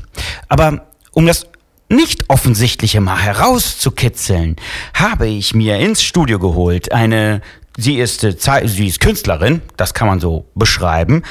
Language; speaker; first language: German; non-native, fluent; Italian